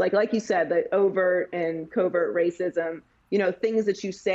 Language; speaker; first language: English; native; English